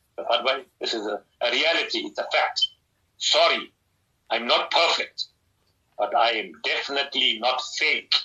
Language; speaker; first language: English; native; English